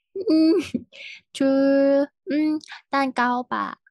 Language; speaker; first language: Chinese; non-native, fluent; Thai